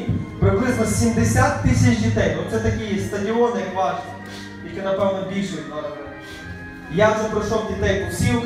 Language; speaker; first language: Ukrainian; native; Ukrainian